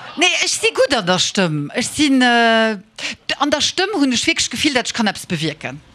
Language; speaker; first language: Luxembourgish; early bilingual, heritage; Luxembourgish